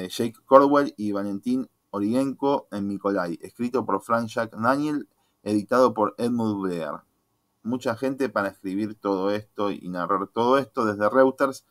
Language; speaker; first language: Spanish; native; Spanish